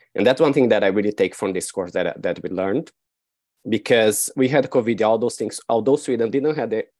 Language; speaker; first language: English; non-native, fluent; Portuguese